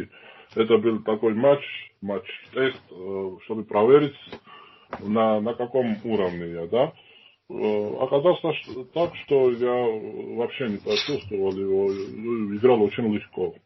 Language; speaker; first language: Russian; non-native, fluent; Georgian